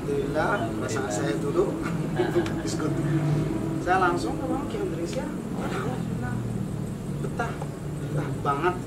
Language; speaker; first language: Indonesian; non-native, fluent; Arabic